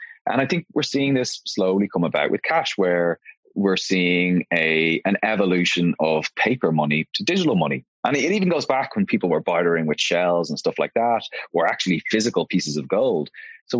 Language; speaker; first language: English; native; English